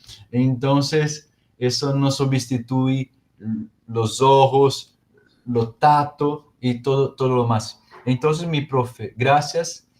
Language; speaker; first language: Spanish; non-native, learner; Portuguese